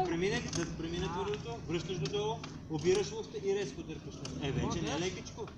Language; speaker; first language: Bulgarian; native; Bulgarian